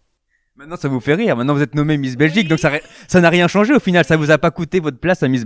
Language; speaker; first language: French; native; French